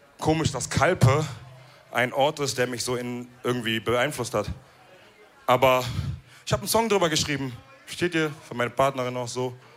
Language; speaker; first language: German; early bilingual, other home language; Wolof